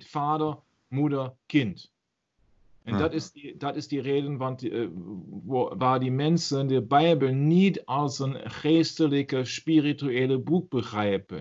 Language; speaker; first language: Dutch; non-native, learner; German